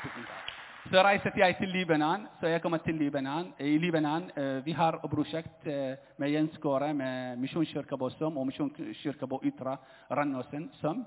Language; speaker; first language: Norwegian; non-native, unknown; Arabic